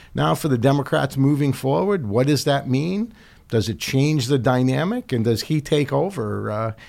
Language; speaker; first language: English; native; English